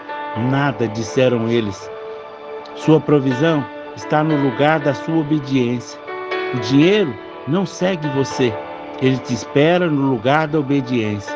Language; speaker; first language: Portuguese; native; Portuguese